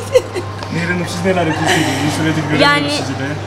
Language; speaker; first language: Turkish; native; Turkish